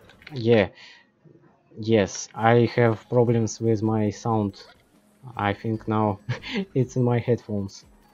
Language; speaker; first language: English; non-native, learner; Russian